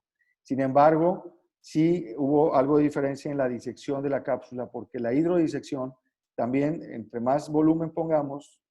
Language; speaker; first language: Spanish; native; Spanish